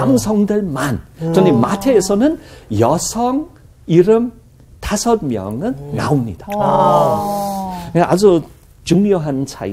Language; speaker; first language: Korean; non-native, fluent; German